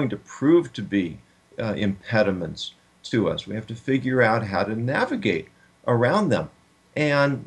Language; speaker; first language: English; native; English